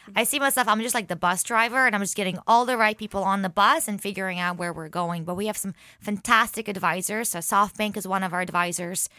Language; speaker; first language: English; early bilingual, other home language; Hebrew